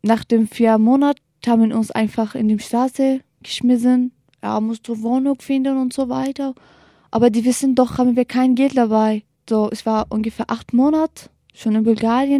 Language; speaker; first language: German; non-native, learner; Kurdish